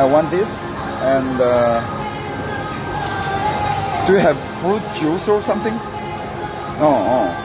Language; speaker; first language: English; non-native, learner; Korean